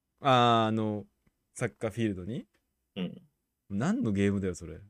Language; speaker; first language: Japanese; native; Japanese